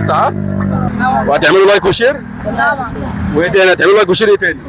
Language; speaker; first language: Arabic; native; Arabic